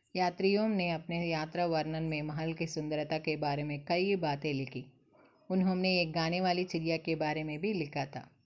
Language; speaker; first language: Hindi; non-native, local second language; Telugu